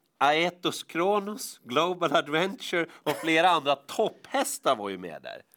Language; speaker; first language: Swedish; native; Swedish